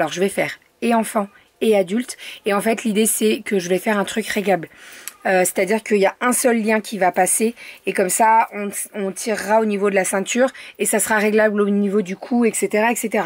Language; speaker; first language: French; native; French